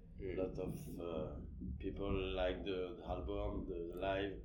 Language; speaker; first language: English; non-native, learner; French